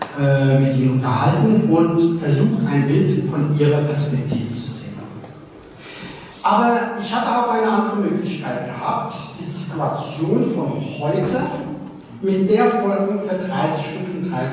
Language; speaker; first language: German; early bilingual, other home language; Turkish